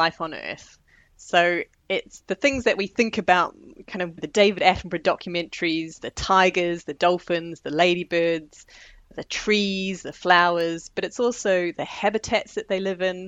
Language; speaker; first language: English; native; English